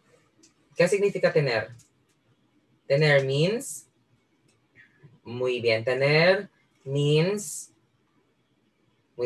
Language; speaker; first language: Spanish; non-native, fluent; Filipino